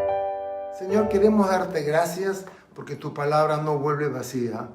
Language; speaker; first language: Spanish; native; Spanish